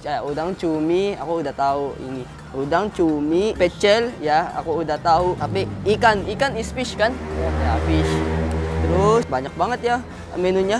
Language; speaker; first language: Indonesian; non-native, learner; Filipino